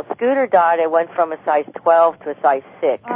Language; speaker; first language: English; native; English